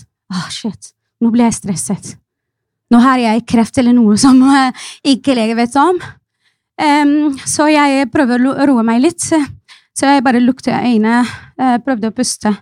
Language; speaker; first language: Norwegian; non-native, fluent; Arabic